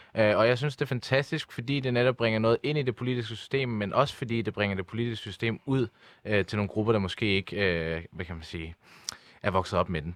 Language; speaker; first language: Danish; early bilingual, other home language; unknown